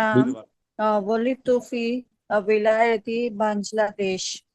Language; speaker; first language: Arabic; non-native, learner; Urdu